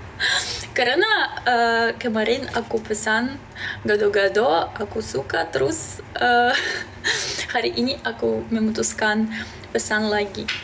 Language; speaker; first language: Indonesian; non-native, learner; Belarusian